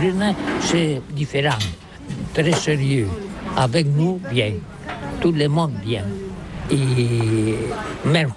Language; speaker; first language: French; non-native, learner; Catalan